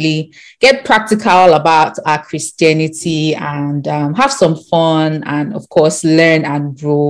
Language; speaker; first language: English; non-native, local second language; Yoruba